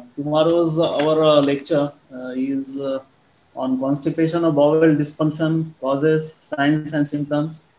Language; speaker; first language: English; non-native, local second language; Marathi